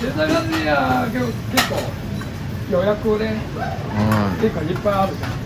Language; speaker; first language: Japanese; non-native, fluent; Chinese